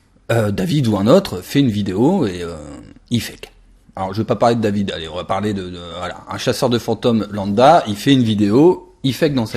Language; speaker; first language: French; native; French